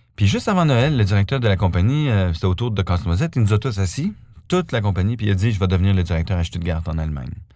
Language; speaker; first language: French; native; French